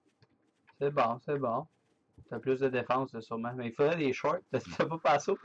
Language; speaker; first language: French; native; French